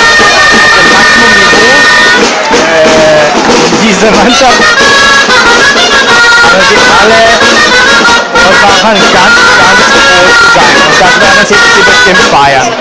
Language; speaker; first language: German; non-native, fluent; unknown